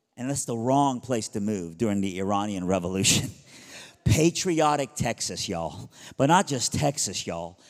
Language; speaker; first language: English; early bilingual, other home language; Persian